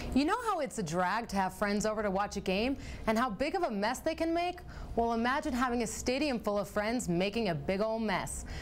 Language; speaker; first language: English; native; English